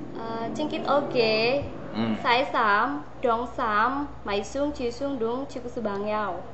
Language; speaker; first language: Cantonese; non-native, learner; Indonesian